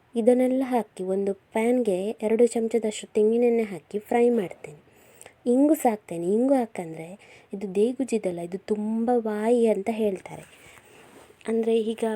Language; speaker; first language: Kannada; non-native, local second language; Tulu